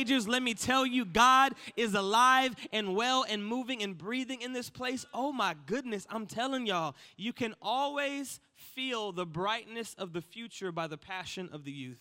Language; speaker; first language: English; native; English